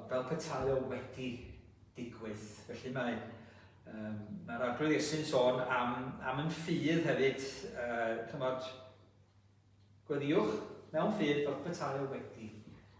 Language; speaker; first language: Welsh; native; Welsh